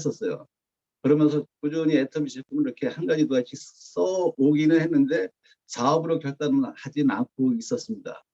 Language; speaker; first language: Korean; native; Korean